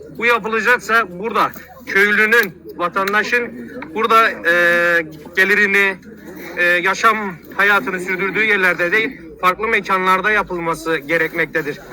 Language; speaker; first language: Turkish; native; Turkish